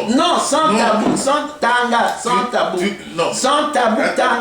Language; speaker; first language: French; non-native, local second language; Lingala